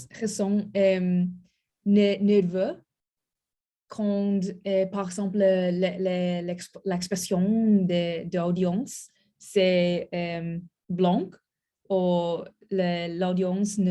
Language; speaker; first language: French; non-native, learner; English